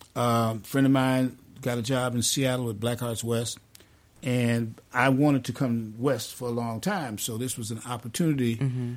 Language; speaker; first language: English; native; English